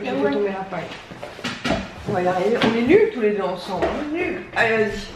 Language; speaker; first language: French; native; French